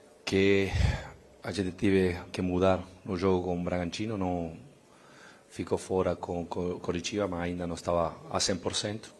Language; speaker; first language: Portuguese; non-native, fluent; Spanish